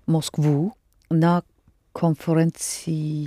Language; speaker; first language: Russian; non-native, learner; English